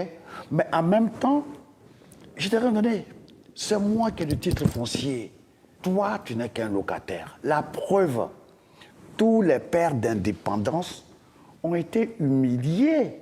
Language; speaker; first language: French; non-native, local second language; Dyula